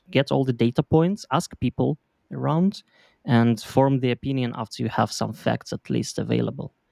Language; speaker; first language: English; non-native, fluent; Belarusian